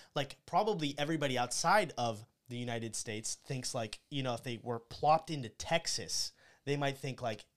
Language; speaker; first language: English; native; English